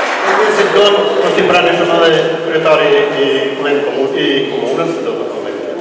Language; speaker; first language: Albanian; native; Albanian